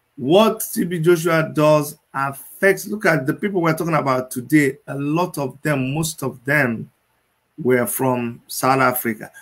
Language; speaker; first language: English; non-native, local second language; Igbo